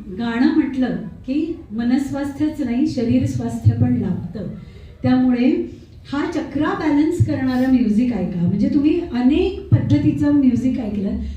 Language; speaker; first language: Marathi; native; Marathi